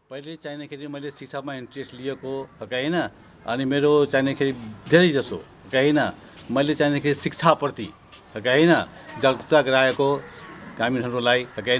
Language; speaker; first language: Nepali; non-native, local second language; Bhojpuri